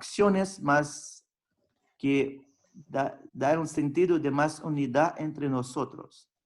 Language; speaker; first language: Spanish; non-native, fluent; Portuguese